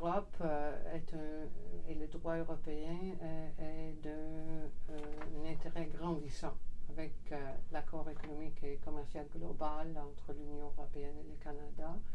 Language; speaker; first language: French; non-native, fluent; Dutch